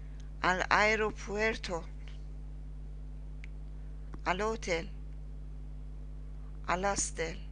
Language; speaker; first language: Spanish; non-native, learner; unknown